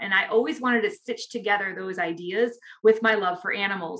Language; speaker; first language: English; native; English